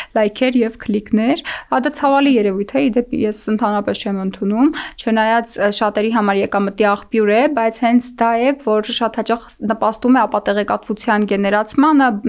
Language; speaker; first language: Armenian; native; Armenian